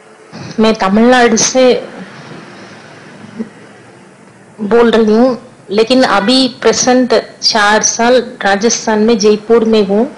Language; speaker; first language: Hindi; non-native, local second language; Tamil